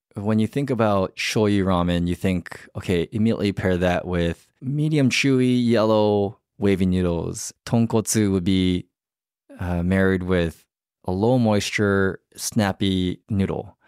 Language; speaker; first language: English; native; English